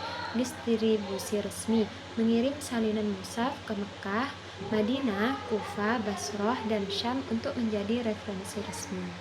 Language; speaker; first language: Indonesian; non-native, local second language; Madurese